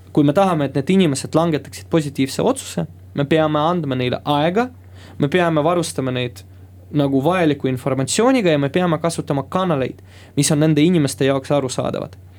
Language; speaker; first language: Estonian; non-native, local second language; Russian